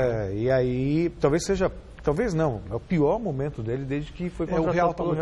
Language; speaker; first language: Portuguese; native; Portuguese